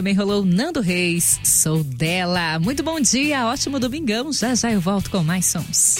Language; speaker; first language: Portuguese; native; Portuguese